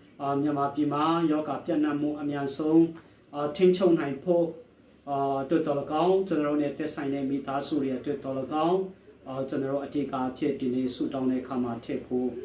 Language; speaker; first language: Burmese; non-native, local second language; Hakha Chin